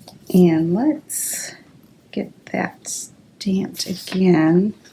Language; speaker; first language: English; native; English